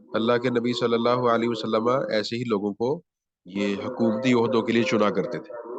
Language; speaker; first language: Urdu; non-native, local second language; Punjabi